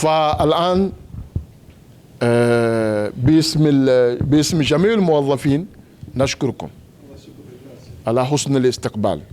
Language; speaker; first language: Arabic; non-native, fluent; Mandingo